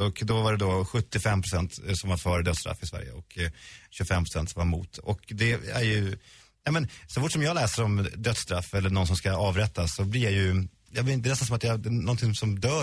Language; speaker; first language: Swedish; native; Swedish